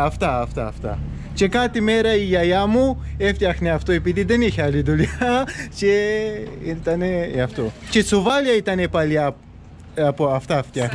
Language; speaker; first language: Greek; non-native, learner; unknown